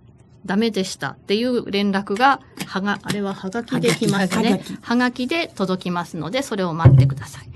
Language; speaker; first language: Japanese; native; Japanese